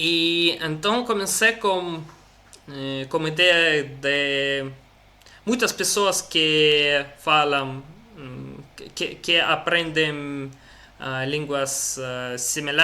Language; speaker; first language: Portuguese; non-native, learner; Russian